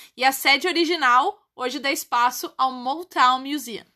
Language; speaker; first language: Portuguese; native; Portuguese